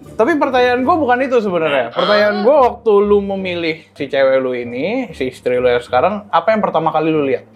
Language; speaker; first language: Indonesian; native; Indonesian